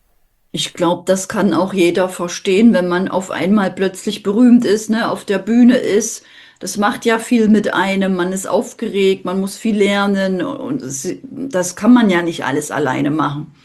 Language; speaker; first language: German; native; German